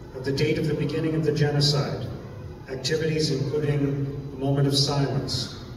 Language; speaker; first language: English; native; English